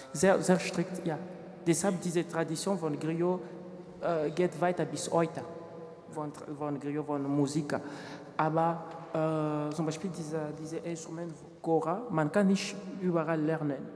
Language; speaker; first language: German; non-native, learner; French